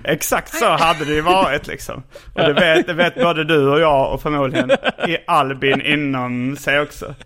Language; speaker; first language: Swedish; native; Swedish